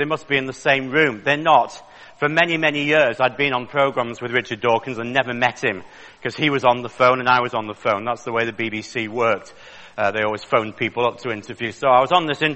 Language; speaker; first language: English; native; English